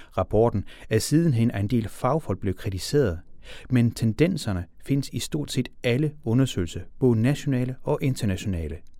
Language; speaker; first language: Danish; native; Danish